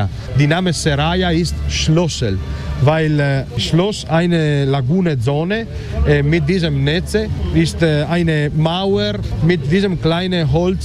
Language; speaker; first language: German; non-native, learner; Italian